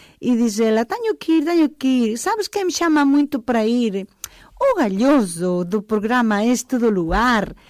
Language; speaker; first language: Galician; early bilingual, other home language; Portuguese